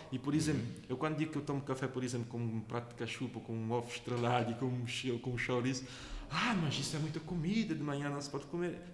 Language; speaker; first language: Portuguese; non-native, local second language; Kabuverdianu